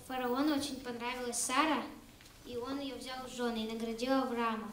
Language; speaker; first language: Russian; early bilingual, heritage; Russian